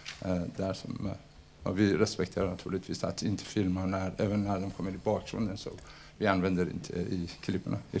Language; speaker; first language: Swedish; non-native, fluent; Persian